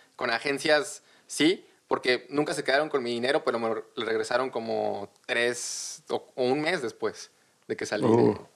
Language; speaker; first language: Spanish; native; Spanish